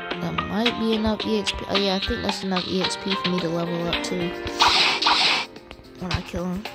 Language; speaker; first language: English; native; English